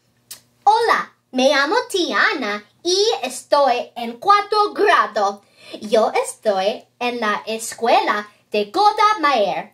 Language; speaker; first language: Spanish; early bilingual, heritage; Spanish